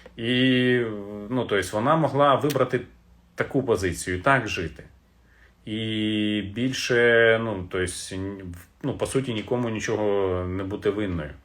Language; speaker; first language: Ukrainian; non-native, local second language; Russian